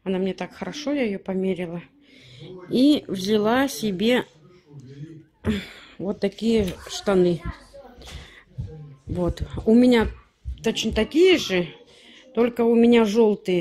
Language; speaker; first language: Russian; native; Russian